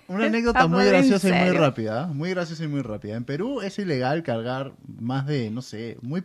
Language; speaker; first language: Spanish; native; Spanish